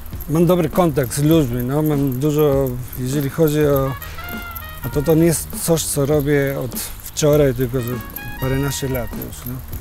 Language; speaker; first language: Polish; non-native, fluent; Spanish